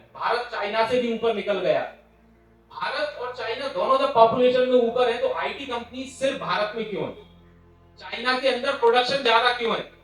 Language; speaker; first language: Hindi; native; Hindi